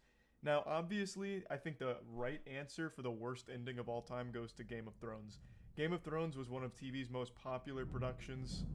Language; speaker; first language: English; native; English